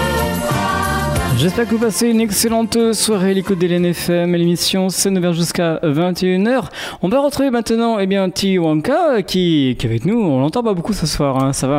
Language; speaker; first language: French; native; French